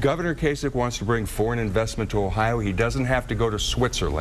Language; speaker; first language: English; native; English